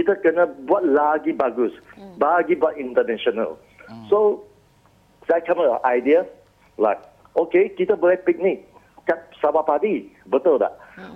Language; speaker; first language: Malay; non-native, local second language; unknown